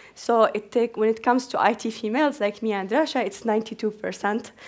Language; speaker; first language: English; non-native, fluent; Arabic